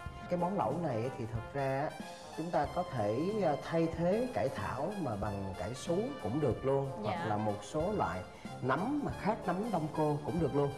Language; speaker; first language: Vietnamese; native; Vietnamese